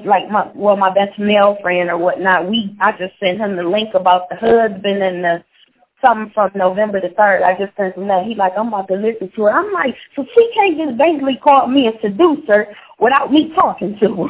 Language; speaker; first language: English; native; English